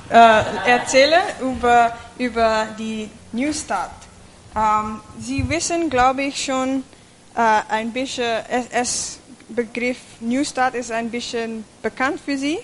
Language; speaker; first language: German; non-native, fluent; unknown